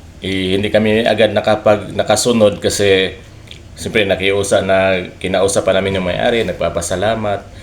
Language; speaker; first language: Filipino; non-native, local second language; Cebuano